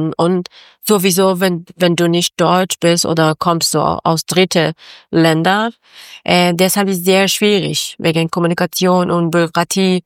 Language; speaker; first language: German; non-native, learner; Persian